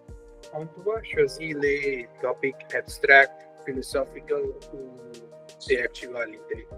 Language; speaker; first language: French; non-native, learner; Hindi